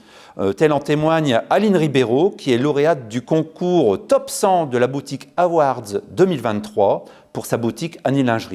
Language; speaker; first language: French; native; French